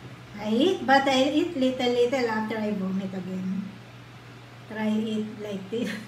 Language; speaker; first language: English; non-native, learner; Filipino